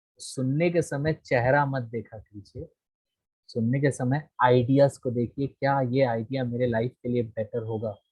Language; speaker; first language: Hindi; non-native, local second language; Bangla